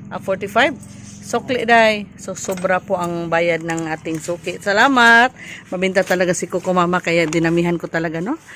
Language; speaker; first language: Filipino; non-native, local second language; Cebuano